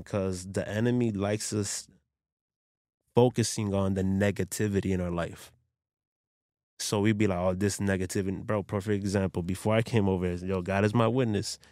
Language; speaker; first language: English; early bilingual, other home language; Spanish